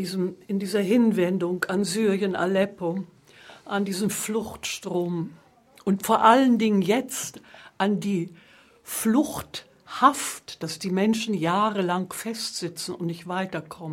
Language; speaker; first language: German; native; German